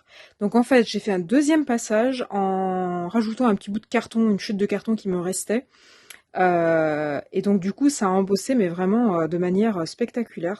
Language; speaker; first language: French; native; French